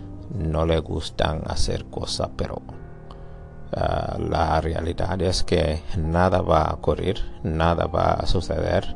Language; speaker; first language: Spanish; non-native, learner; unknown